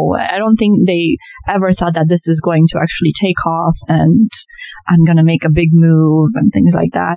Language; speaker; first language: English; non-native, fluent; Romanian